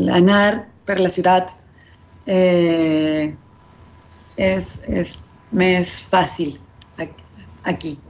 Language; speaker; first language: Catalan; non-native, learner; Spanish